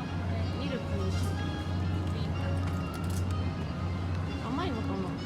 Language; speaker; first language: Japanese; non-native, fluent; Korean